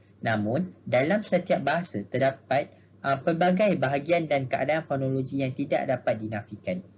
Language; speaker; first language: Malay; native; Malay